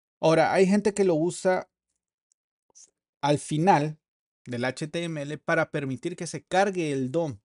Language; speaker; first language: Spanish; native; Spanish